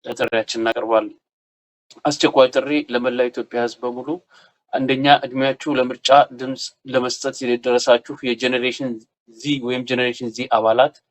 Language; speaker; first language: Amharic; native; Amharic